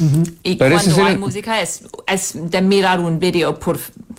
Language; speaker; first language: Spanish; non-native, fluent; English